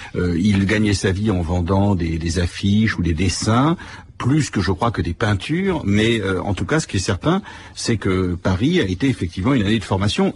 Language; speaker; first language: French; native; French